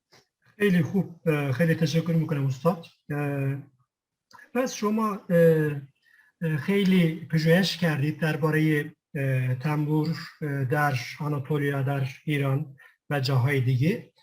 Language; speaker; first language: Persian; non-native, fluent; Kurdish